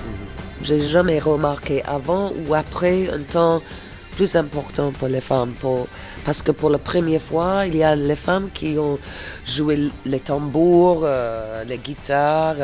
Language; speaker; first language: French; non-native, fluent; English